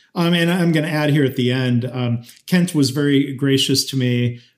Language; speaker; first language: English; native; English